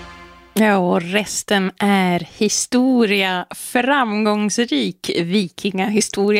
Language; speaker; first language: Swedish; native; Swedish